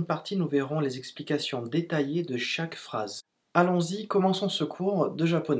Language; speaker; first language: French; native; French